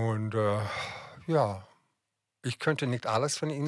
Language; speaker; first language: German; non-native, fluent; English